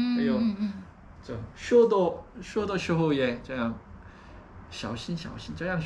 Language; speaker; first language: Chinese; non-native, learner; Korean